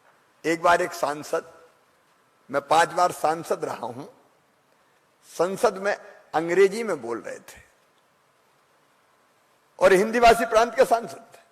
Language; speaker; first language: Hindi; native; Hindi